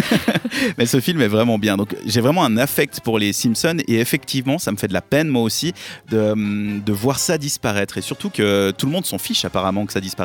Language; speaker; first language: French; native; French